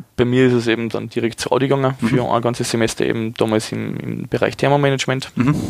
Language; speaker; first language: German; native; German